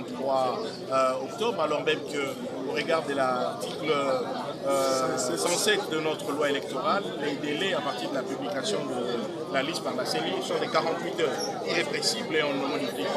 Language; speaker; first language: French; non-native, local second language; Lingala